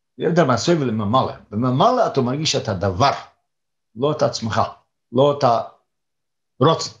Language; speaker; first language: Hebrew; non-native, fluent; English